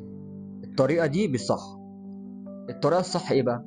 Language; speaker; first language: Arabic; native; Arabic